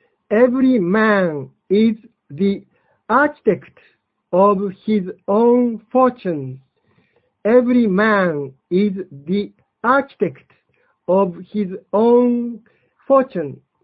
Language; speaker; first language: English; non-native, fluent; Japanese